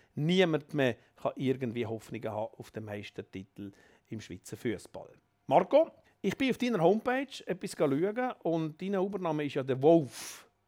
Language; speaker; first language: German; native; German